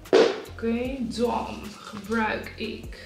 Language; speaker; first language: Dutch; native; Dutch